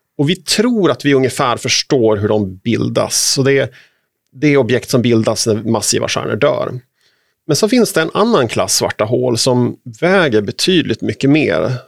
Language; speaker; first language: Swedish; native; Swedish